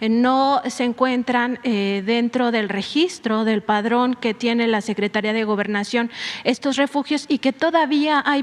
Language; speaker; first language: Spanish; native; Spanish